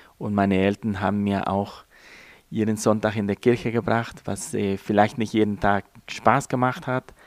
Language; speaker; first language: German; non-native, fluent; Spanish